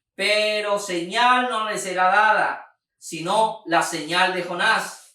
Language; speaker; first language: Spanish; native; Spanish